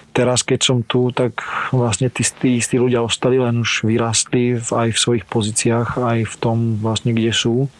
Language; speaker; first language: Slovak; early bilingual, other home language; Ukrainian